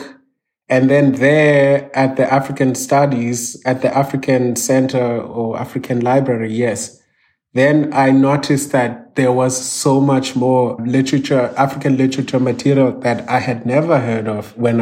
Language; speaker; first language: English; non-native, local second language; Xhosa